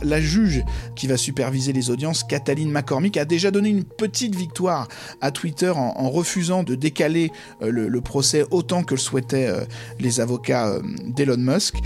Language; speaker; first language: French; native; French